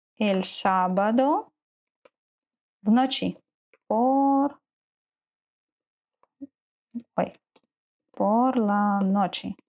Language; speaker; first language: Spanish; non-native, learner; Ukrainian